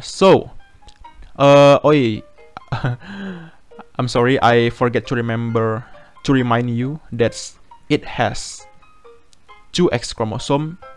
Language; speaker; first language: English; non-native, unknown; Indonesian